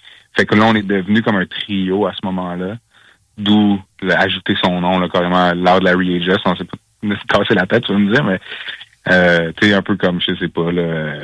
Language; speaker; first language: French; native; French